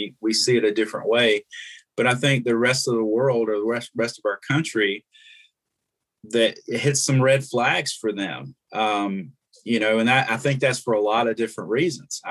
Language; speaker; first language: English; native; English